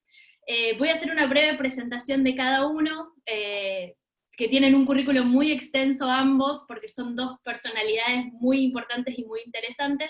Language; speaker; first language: Spanish; native; Spanish